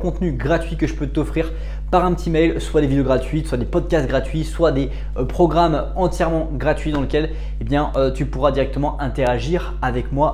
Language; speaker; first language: French; native; French